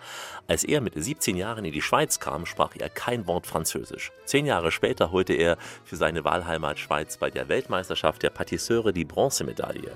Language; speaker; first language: German; native; German